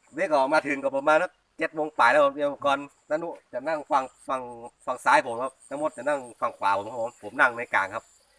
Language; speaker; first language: Thai; native; Thai